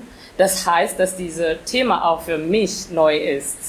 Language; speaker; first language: German; non-native, fluent; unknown